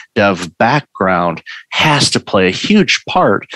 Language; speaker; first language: English; native; English